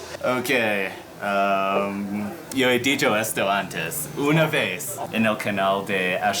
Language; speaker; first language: Spanish; non-native, learner; English